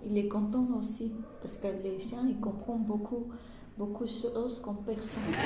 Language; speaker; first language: French; non-native, learner; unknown